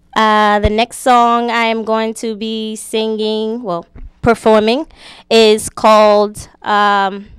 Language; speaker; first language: English; native; English